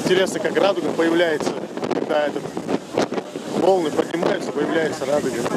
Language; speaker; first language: Russian; native; Russian